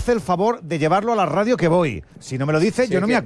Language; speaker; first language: Spanish; native; Spanish